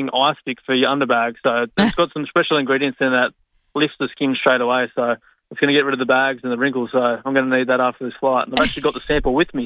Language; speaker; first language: English; native; English